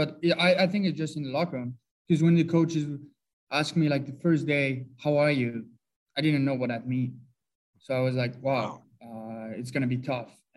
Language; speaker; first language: English; non-native, fluent; French